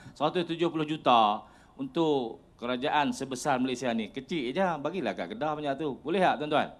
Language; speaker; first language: Malay; native; Malay